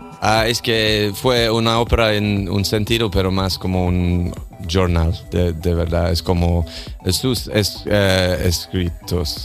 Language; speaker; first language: Spanish; non-native, learner; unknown